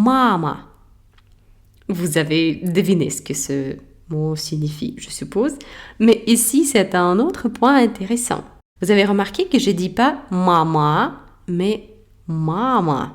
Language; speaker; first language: French; non-native, fluent; Russian